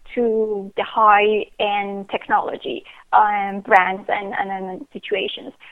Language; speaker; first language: English; non-native, fluent; Persian